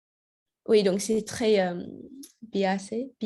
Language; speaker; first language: French; non-native, learner; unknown